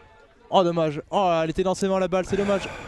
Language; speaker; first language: French; native; French